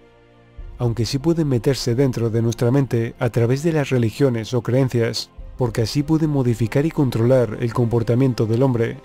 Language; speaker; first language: Spanish; native; Spanish